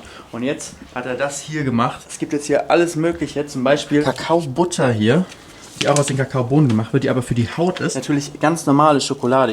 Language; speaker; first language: German; native; German